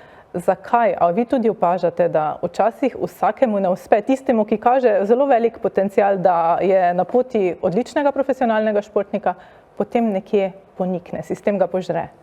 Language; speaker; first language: Slovenian; native; Slovenian